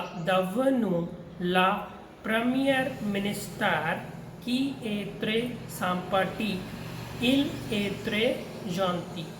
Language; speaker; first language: French; non-native, learner; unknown